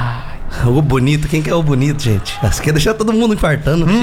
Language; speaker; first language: Portuguese; native; Portuguese